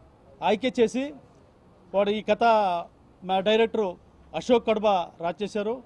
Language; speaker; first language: Telugu; non-native, learner; Kannada